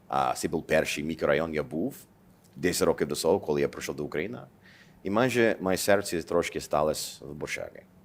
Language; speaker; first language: Ukrainian; non-native, learner; English